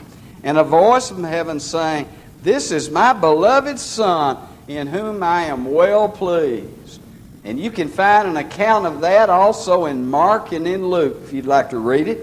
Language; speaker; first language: English; native; English